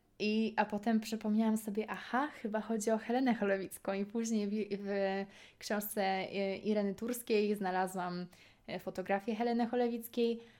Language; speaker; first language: Polish; native; Polish